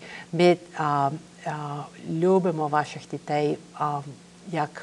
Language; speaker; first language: Ukrainian; early bilingual, heritage; Ukrainian